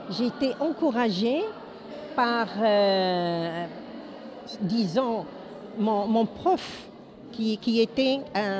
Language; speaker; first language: French; non-native, local second language; Arabic